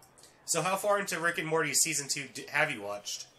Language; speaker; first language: English; native; English